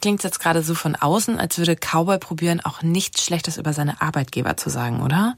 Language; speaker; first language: German; native; German